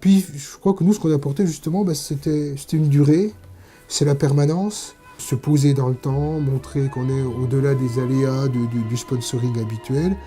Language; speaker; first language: French; native; French